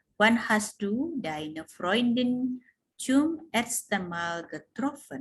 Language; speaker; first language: German; non-native, fluent; Indonesian